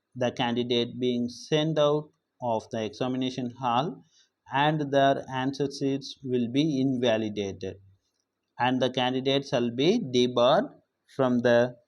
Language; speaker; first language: English; non-native, local second language; Tamil